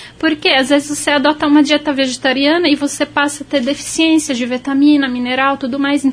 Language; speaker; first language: Portuguese; non-native, fluent; Arabic